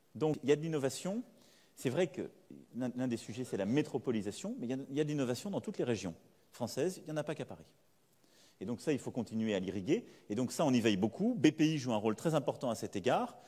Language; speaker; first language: French; native; French